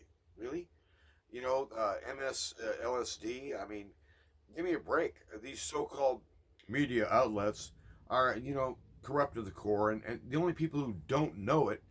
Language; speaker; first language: English; native; English